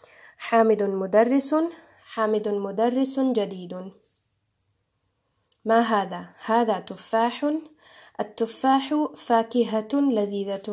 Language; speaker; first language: Arabic; non-native, fluent; Urdu